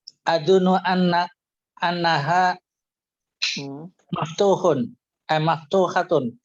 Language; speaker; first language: Arabic; non-native, learner; Indonesian